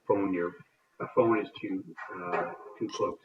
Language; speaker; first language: English; native; English